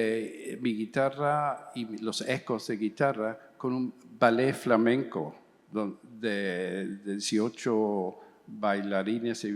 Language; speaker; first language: Spanish; early bilingual, heritage; English